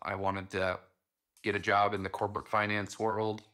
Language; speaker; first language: English; native; English